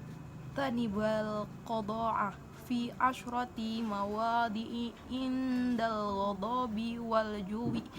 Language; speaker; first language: Arabic; non-native, learner; Indonesian